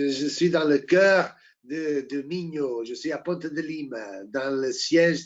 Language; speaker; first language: French; non-native, fluent; Portuguese